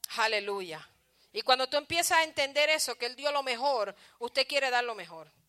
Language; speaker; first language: Spanish; early bilingual, heritage; Spanish